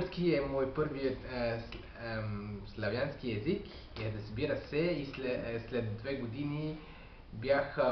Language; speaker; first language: Bulgarian; non-native, learner; French